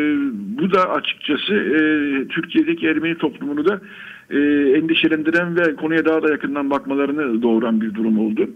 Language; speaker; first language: Turkish; native; Turkish